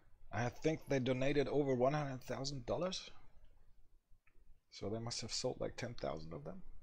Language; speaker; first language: English; non-native, fluent; French